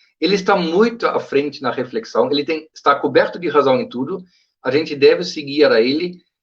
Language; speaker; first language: Portuguese; non-native, fluent; German